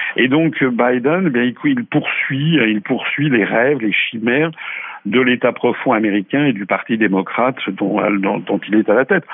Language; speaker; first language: French; native; French